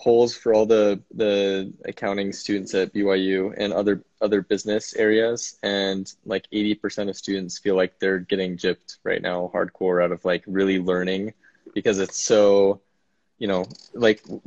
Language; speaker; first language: English; native; English